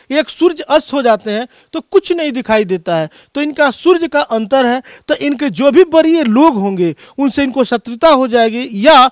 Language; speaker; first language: Hindi; native; Hindi